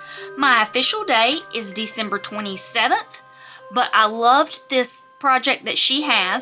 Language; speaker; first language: English; native; English